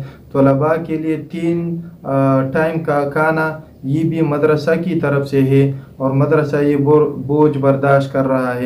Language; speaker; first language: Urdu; non-native, local second language; Pashto